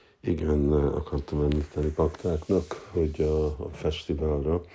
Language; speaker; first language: Hungarian; early bilingual, heritage; Hungarian